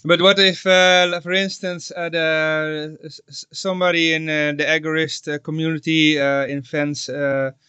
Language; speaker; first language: English; non-native, fluent; Dutch